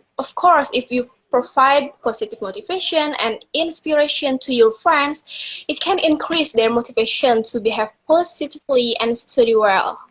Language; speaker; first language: English; non-native, learner; Indonesian